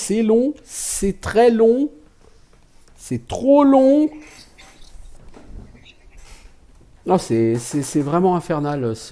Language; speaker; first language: French; native; French